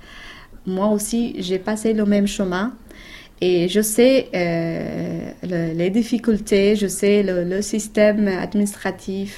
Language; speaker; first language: French; non-native, fluent; Persian